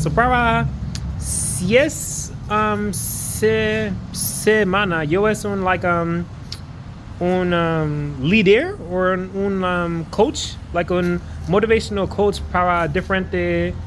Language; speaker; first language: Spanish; non-native, learner; English